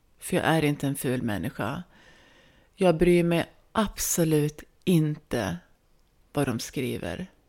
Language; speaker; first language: Swedish; native; Swedish